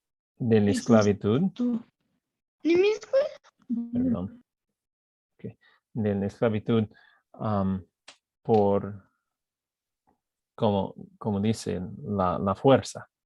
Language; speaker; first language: Spanish; non-native, fluent; English